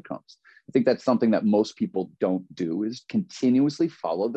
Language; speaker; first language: English; native; English